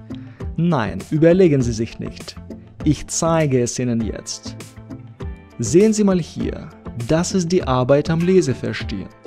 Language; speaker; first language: German; non-native, fluent; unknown